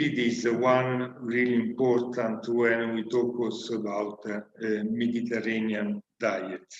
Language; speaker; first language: English; non-native, learner; Italian